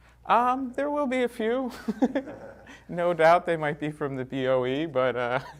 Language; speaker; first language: English; native; English